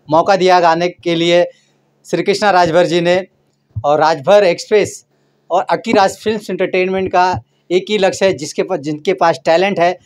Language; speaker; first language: Hindi; native; Hindi